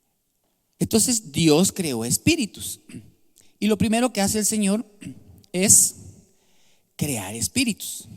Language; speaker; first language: Spanish; native; Spanish